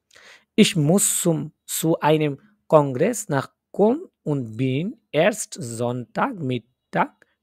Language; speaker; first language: German; non-native, fluent; Bangla